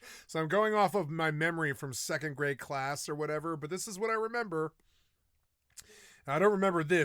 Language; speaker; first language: English; native; English